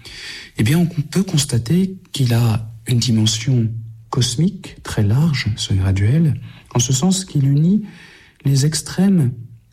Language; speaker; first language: French; native; French